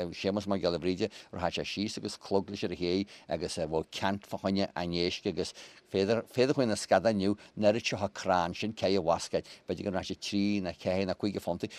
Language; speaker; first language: Irish; native; Irish